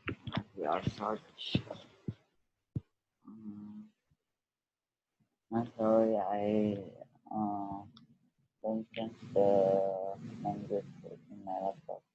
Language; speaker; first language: English; non-native, learner; Indonesian